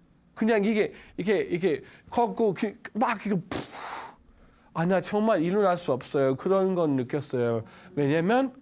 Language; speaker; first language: Korean; non-native, learner; Danish